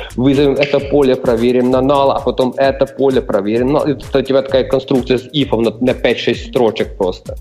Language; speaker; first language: Russian; non-native, local second language; Ukrainian